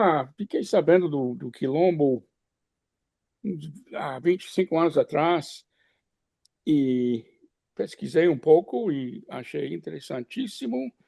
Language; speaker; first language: Portuguese; non-native, fluent; English